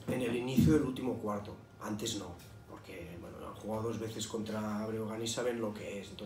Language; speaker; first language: Spanish; non-native, local second language; Catalan